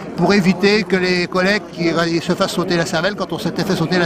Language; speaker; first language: French; native; French